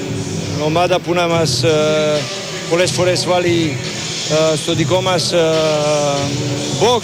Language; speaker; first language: Greek; non-native, learner; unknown